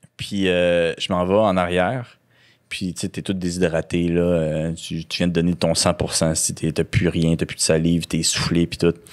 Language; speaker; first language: French; native; French